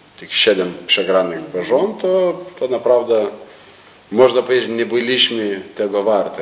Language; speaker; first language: Polish; non-native, learner; Lithuanian